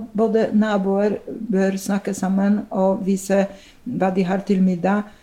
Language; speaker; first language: Norwegian; non-native, fluent; Polish